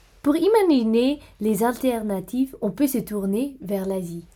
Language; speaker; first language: French; non-native, fluent; Dutch